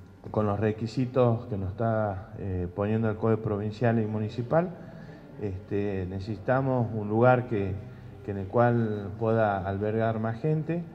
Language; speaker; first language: Spanish; native; Spanish